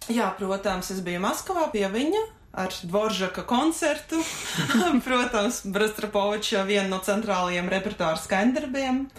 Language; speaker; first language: Latvian; non-native, local second language; Russian